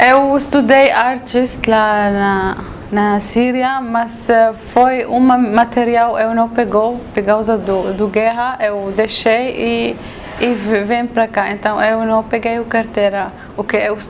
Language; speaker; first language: Portuguese; non-native, learner; Arabic